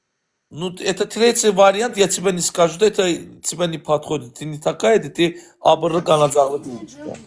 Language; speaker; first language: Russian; non-native, learner; Azerbaijani